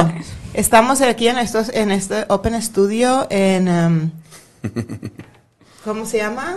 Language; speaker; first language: Spanish; native; Spanish